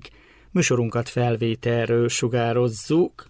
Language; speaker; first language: Hungarian; native; Hungarian